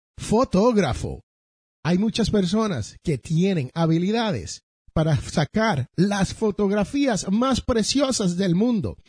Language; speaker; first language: Spanish; early bilingual, heritage; Spanish